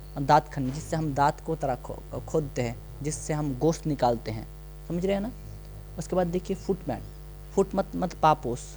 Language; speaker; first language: Hindi; non-native, local second language; Bangla